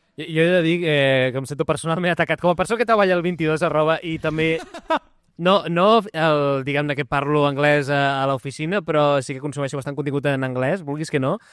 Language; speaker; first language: Catalan; non-native, local second language; Spanish